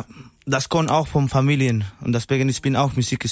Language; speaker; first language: German; non-native, learner; Spanish